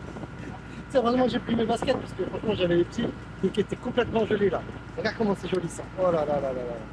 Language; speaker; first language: French; native; French